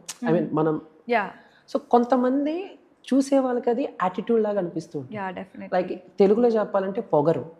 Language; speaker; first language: Telugu; native; Telugu